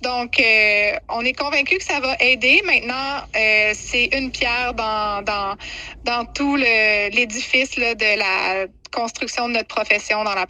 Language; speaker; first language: French; native; French